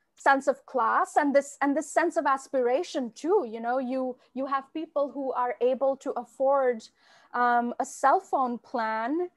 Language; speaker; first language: English; non-native, local second language; Bangla